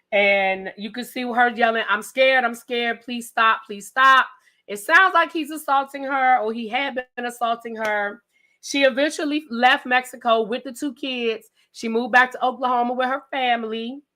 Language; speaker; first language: English; native; English